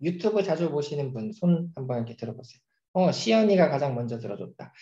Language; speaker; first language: Korean; native; Korean